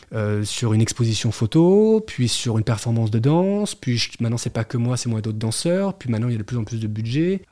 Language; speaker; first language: French; native; French